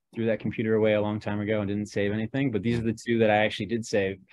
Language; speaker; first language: English; native; English